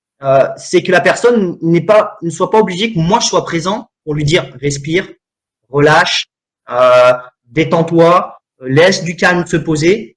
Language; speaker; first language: French; native; French